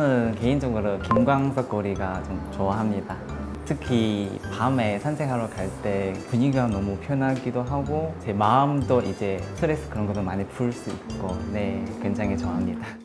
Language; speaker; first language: Korean; non-native, fluent; Chinese